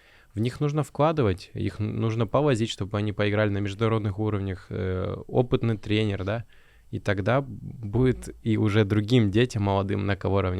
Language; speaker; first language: Russian; native; Russian